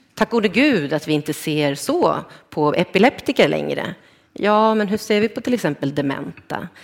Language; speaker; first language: Swedish; native; Swedish